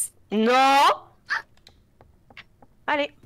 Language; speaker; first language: French; native; French